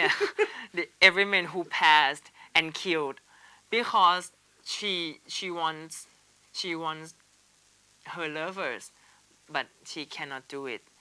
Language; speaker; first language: English; non-native, learner; Thai